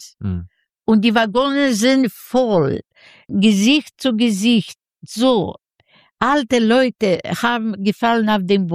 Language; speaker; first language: German; non-native, learner; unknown